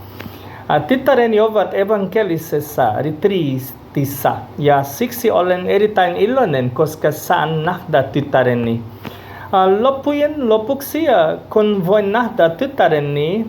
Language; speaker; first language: Finnish; non-native, learner; Portuguese